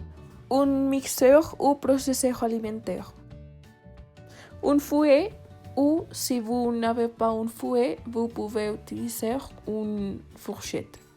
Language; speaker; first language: French; non-native, learner; Spanish